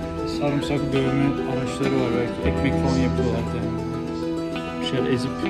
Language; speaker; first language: Turkish; native; Turkish